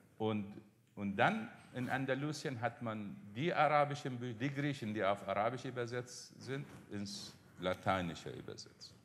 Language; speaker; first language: German; non-native, fluent; Arabic